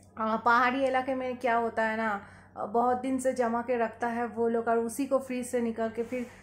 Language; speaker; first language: Hindi; non-native, local second language; Bangla